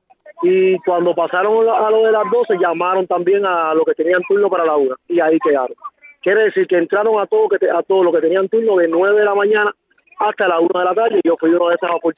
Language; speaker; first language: Spanish; native; Spanish